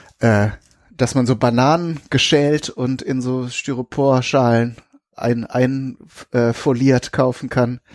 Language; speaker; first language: German; native; German